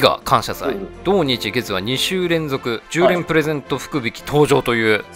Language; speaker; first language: Japanese; native; Japanese